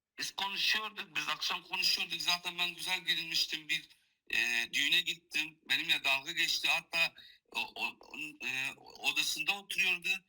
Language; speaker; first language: Turkish; non-native, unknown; Kurdish